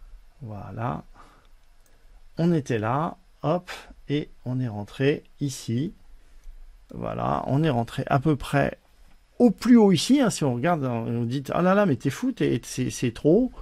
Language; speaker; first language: French; native; French